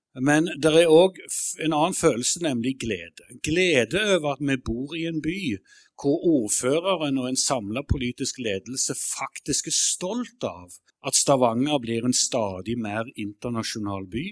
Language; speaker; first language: Norwegian; native; Norwegian